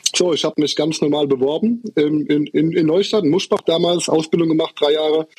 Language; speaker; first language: German; native; German